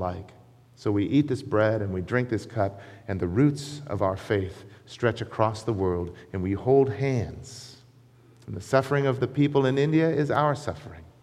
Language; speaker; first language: English; native; English